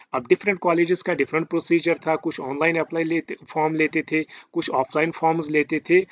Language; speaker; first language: Hindi; native; Hindi